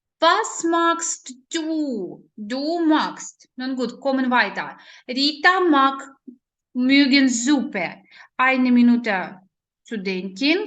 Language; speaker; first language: German; non-native, learner; Ukrainian